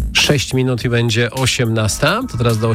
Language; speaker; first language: Polish; native; Polish